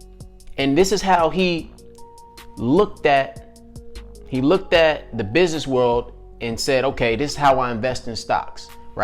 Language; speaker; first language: English; native; English